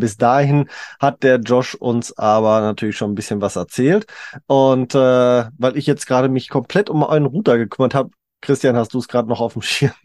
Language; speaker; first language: German; native; German